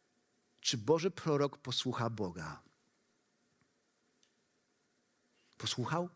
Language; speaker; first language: Polish; native; Polish